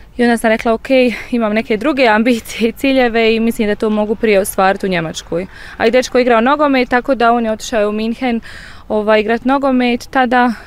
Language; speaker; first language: Croatian; native; Croatian